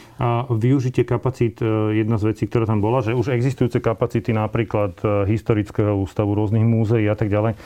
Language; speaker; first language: Slovak; native; Slovak